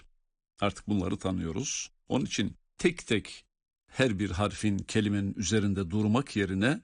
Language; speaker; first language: Turkish; native; Turkish